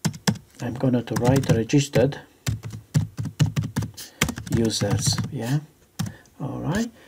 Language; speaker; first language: English; non-native, fluent; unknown